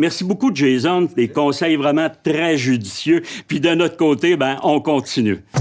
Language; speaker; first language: French; native; French